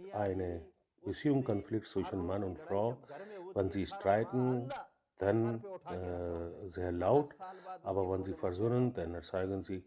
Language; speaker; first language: German; non-native, learner; Urdu